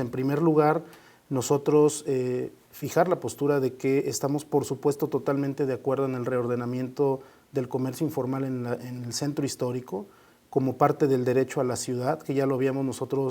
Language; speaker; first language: Spanish; native; Spanish